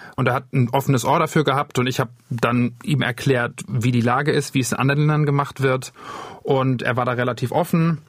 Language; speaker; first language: German; native; German